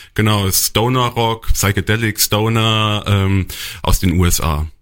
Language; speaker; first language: German; native; German